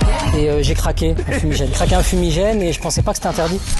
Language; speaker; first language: French; native; French